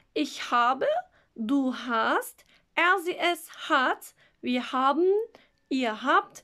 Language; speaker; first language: German; non-native, fluent; Turkish